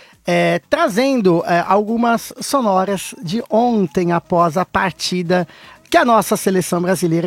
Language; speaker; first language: Portuguese; native; Portuguese